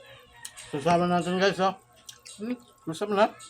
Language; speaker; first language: Filipino; native; Filipino